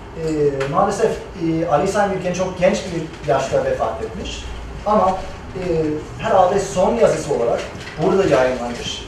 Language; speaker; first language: Turkish; non-native, fluent; English